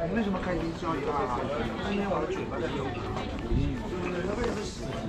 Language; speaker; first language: Chinese; native; Chinese